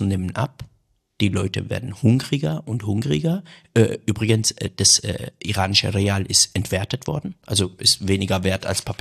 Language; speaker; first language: German; non-native, fluent; Persian